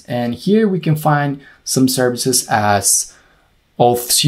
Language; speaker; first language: English; non-native, fluent; Spanish